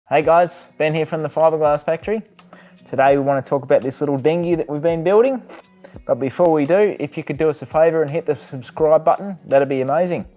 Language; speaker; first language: English; native; English